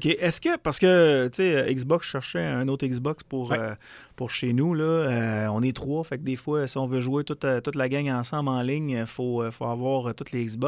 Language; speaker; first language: French; native; French